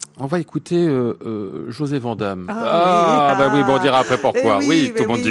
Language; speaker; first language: French; native; French